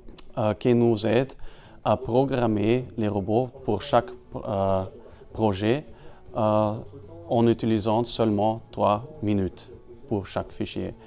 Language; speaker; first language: French; non-native, fluent; German